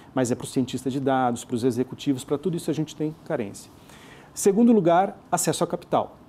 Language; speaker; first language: Portuguese; native; Portuguese